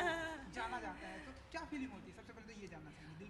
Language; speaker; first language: Hindi; native; Hindi